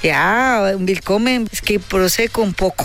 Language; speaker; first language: German; non-native, learner; Spanish